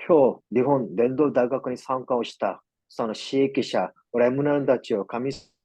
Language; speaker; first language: Japanese; non-native, fluent; Korean